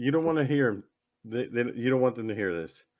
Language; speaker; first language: English; native; English